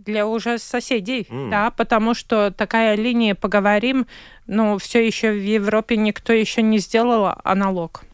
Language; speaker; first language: Russian; non-native, local second language; Latvian